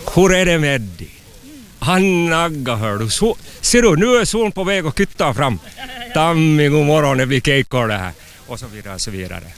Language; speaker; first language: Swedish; native; Swedish